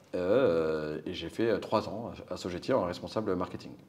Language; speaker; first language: French; native; French